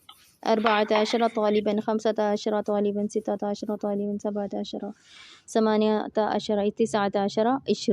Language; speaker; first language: Arabic; non-native, fluent; Urdu